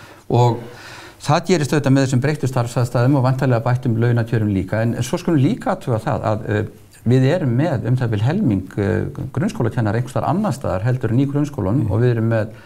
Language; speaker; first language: Icelandic; native; Icelandic